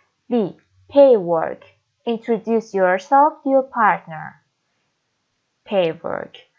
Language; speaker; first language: English; non-native, fluent; Persian